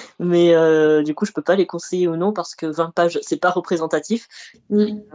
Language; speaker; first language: French; early bilingual, other home language; Arabic